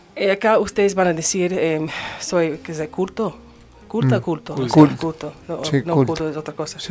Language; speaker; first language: Spanish; non-native, learner; English